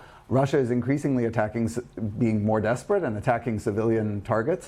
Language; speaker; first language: English; native; English